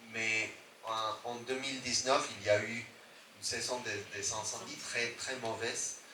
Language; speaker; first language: French; non-native, fluent; Spanish